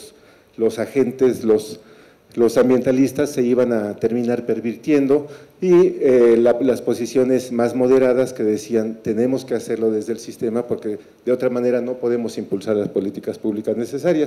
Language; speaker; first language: Spanish; native; Spanish